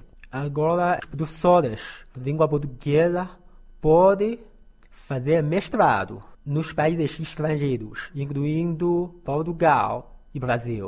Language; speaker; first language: Portuguese; non-native, learner; Chinese